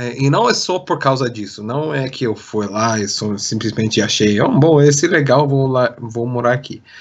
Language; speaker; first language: Portuguese; non-native, fluent; English